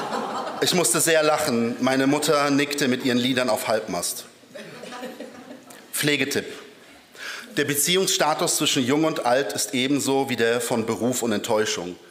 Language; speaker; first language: German; early bilingual, other home language; Polish